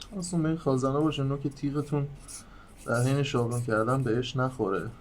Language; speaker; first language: Persian; native; Persian